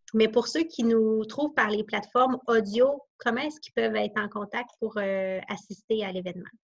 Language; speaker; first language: French; native; French